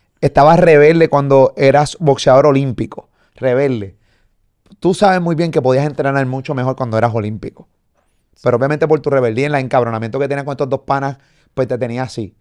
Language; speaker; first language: Spanish; native; Spanish